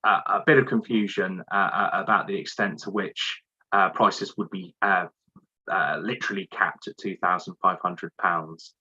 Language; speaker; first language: English; native; English